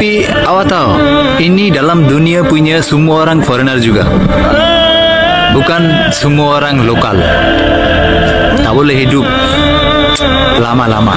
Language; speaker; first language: Malay; non-native, learner; Bangla